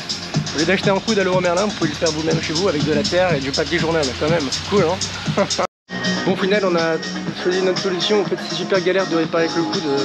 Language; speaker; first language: French; native; French